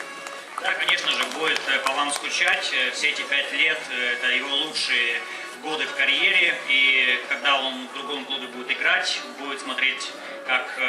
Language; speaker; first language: Russian; native; Russian